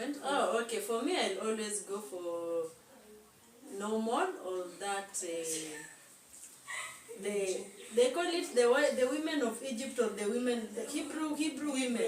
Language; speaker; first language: English; non-native, local second language; Swahili